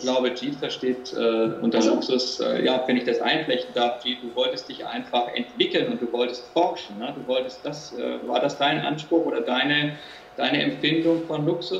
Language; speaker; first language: German; native; German